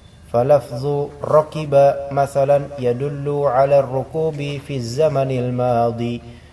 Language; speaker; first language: Arabic; non-native, learner; Indonesian